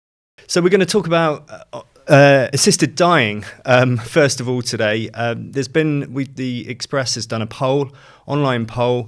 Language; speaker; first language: English; native; English